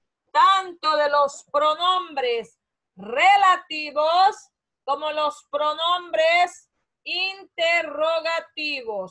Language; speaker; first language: Spanish; non-native, fluent; Portuguese